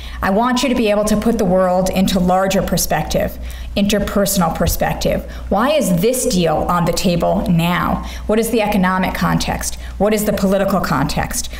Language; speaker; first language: English; native; English